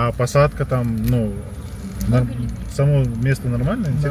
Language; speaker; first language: Russian; native; Russian